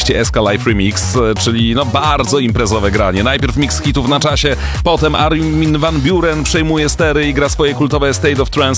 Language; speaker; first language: Polish; native; Polish